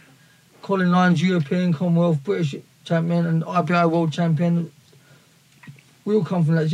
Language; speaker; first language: English; native; English